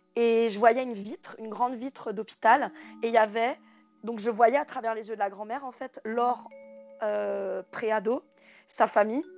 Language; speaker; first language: French; native; French